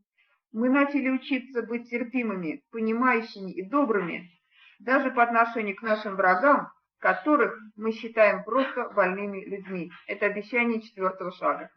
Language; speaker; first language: Russian; native; Russian